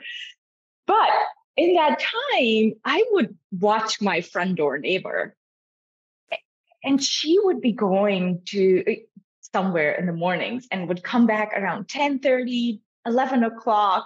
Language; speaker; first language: English; non-native, local second language; Urdu